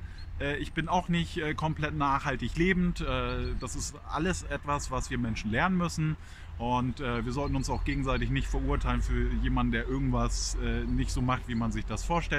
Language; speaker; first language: German; native; German